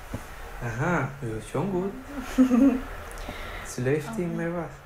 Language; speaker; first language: German; non-native, learner; Spanish